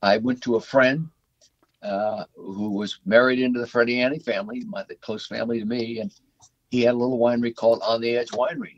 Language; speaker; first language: English; native; English